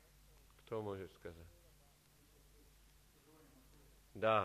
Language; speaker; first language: Russian; non-native, learner; English